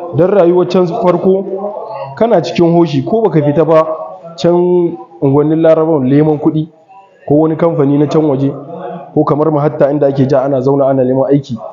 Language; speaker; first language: Hausa; early bilingual, heritage; Hausa